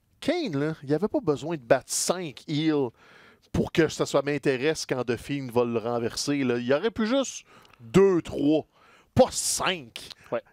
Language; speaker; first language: French; native; French